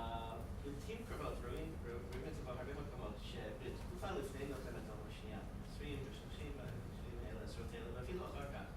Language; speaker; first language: Hebrew; non-native, fluent; English